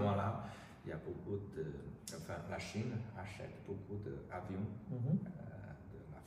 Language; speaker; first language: French; non-native, learner; Chinese